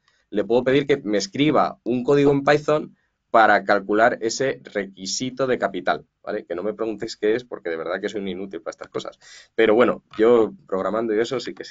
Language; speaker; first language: Spanish; native; Spanish